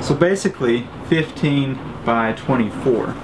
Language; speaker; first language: English; native; English